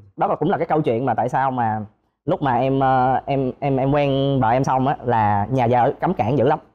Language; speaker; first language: Vietnamese; non-native, local second language; Cantonese